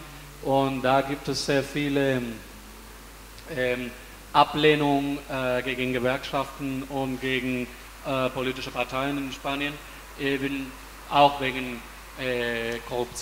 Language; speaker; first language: German; non-native, fluent; Spanish